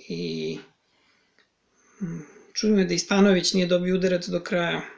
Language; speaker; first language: Serbian; native; Serbian